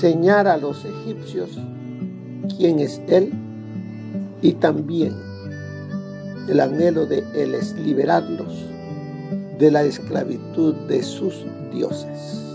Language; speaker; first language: Spanish; native; Spanish